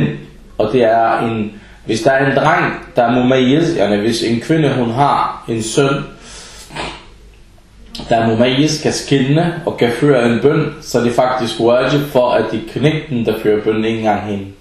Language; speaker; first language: Danish; early bilingual, other home language; Arabic